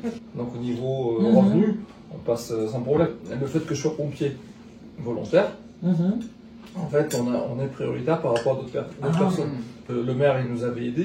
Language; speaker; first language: French; native; French